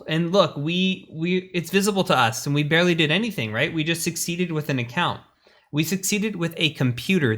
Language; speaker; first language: English; native; English